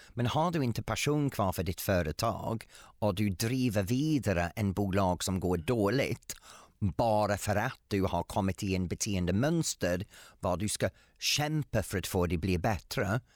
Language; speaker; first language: Swedish; non-native, fluent; English